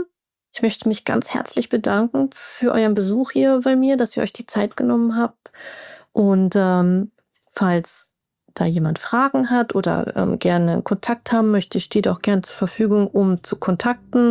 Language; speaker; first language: German; native; German